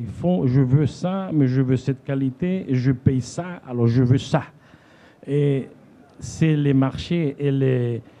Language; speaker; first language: French; non-native, fluent; Spanish